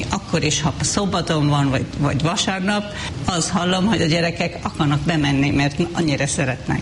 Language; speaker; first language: Hungarian; non-native, fluent; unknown